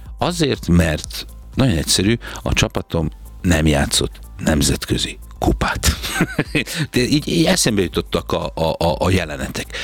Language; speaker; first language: Hungarian; native; Hungarian